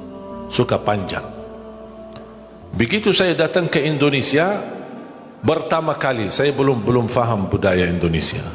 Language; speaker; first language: Indonesian; non-native, fluent; Arabic